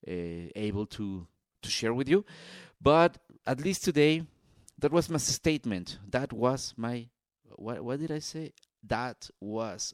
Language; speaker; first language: English; non-native, fluent; Spanish